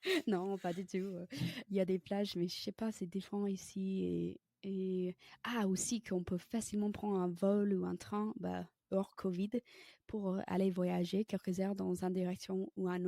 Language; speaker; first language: French; non-native, fluent; English